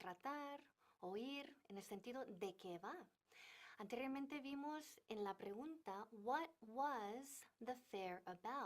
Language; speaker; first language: Spanish; non-native, fluent; English